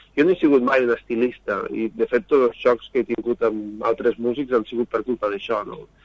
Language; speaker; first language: Catalan; native; Catalan